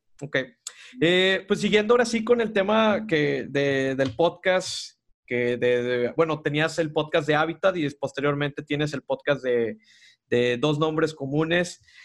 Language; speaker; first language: Spanish; native; Spanish